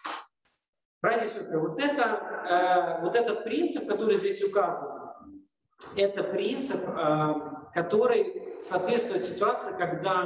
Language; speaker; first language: Russian; native; Russian